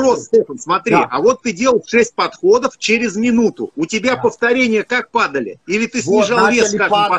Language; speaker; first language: Russian; native; Russian